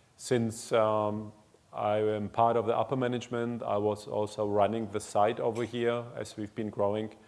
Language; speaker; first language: English; non-native, fluent; German